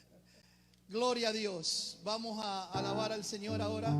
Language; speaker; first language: Spanish; native; Spanish